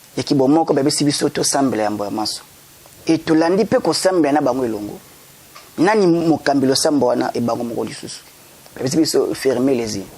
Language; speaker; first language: Lingala; non-native, local second language; Kongo